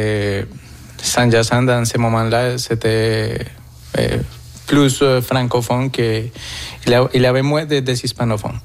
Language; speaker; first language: French; non-native, learner; Spanish